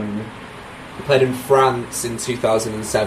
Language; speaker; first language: English; native; English